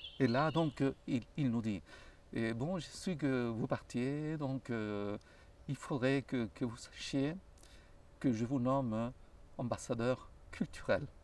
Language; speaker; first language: French; non-native, fluent; Spanish